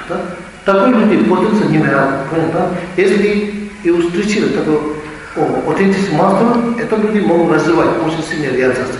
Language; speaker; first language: Russian; non-native, learner; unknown